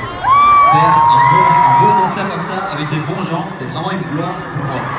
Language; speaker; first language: French; native; French